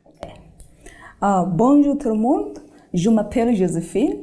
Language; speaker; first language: French; non-native, learner; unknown